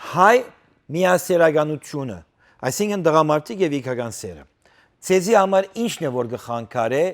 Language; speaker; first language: Armenian; early bilingual, heritage; Armenian